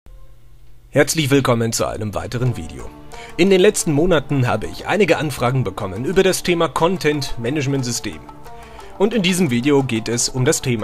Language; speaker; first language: German; native; German